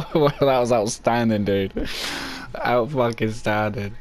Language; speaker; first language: English; native; English